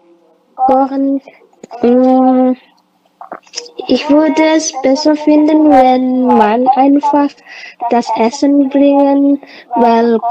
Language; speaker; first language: German; non-native, learner; Indonesian